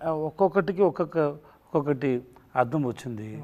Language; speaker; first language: Telugu; non-native, learner; Tamil